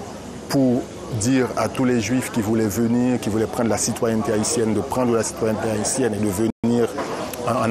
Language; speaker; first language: French; non-native, local second language; Haitian Creole